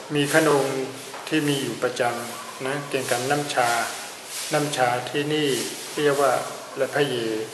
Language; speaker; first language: Thai; non-native, fluent; Burmese